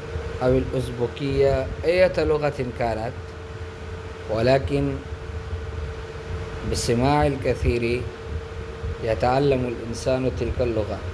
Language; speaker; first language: Arabic; non-native, fluent; Urdu